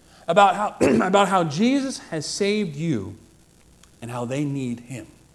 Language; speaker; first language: English; native; English